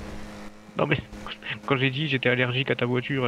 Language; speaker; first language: French; native; French